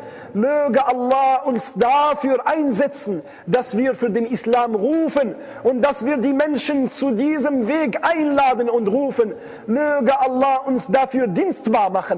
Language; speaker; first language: German; non-native, fluent; Arabic